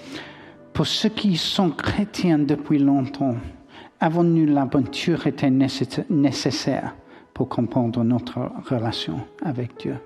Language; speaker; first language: French; non-native, learner; English